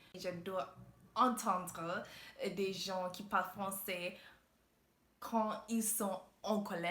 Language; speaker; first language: French; non-native, learner; English